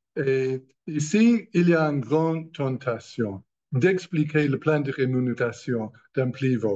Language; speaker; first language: French; non-native, learner; English